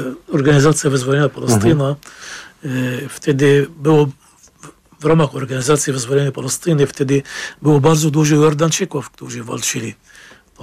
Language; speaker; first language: Polish; non-native, fluent; Arabic